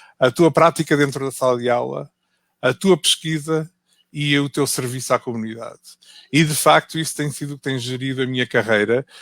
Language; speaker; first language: Portuguese; native; Portuguese